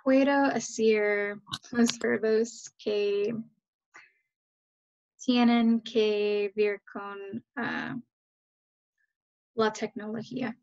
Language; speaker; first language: Spanish; non-native, learner; English